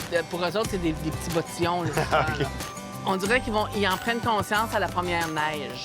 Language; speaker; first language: French; native; French